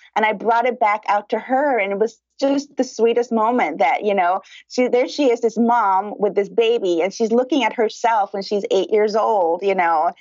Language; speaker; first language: English; early bilingual, other home language; Spanish